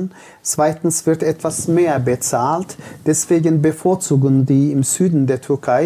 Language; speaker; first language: German; non-native, fluent; Turkish